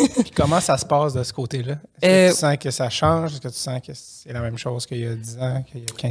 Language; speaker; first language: French; native; French